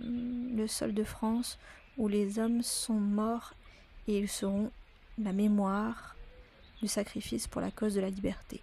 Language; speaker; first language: French; native; French